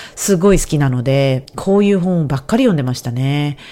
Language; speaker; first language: Japanese; native; Japanese